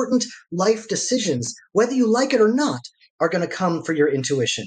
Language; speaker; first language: English; native; English